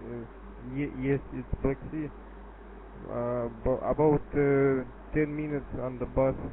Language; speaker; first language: English; non-native, learner; Russian